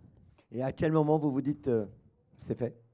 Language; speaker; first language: French; native; French